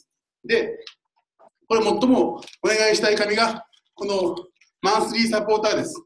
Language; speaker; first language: Japanese; native; Japanese